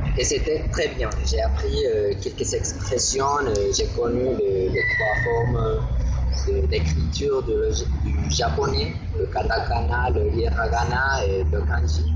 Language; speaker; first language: French; non-native, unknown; Spanish